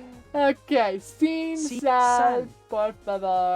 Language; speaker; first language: Spanish; non-native, learner; English